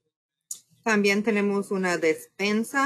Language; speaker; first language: Spanish; non-native, fluent; English